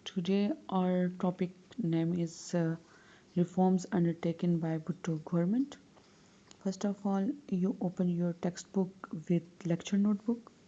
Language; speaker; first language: English; non-native, local second language; Urdu